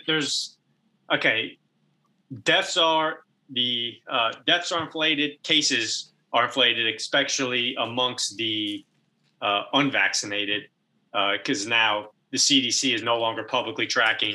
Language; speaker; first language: English; native; English